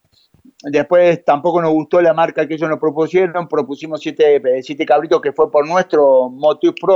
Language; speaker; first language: Spanish; native; Spanish